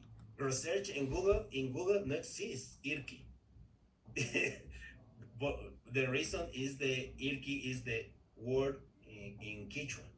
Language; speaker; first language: English; non-native, learner; Spanish